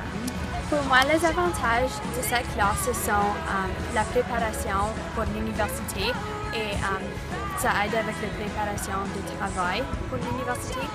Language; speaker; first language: French; non-native, learner; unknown